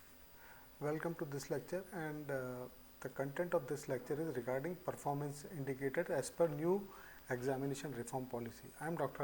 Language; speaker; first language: English; non-native, local second language; Hindi